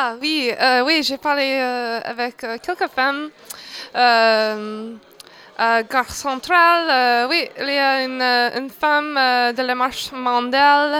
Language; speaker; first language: French; non-native, fluent; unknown